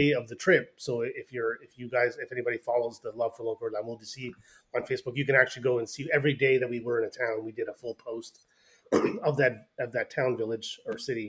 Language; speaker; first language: English; native; English